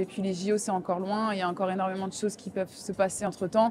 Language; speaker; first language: French; native; French